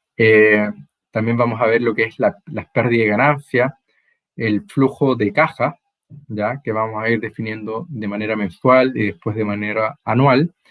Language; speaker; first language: Spanish; native; Spanish